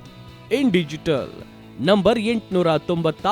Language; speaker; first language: Kannada; native; Kannada